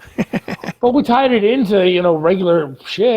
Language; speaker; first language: English; native; English